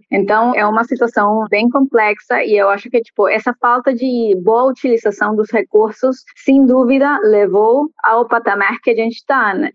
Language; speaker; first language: Portuguese; non-native, fluent; Spanish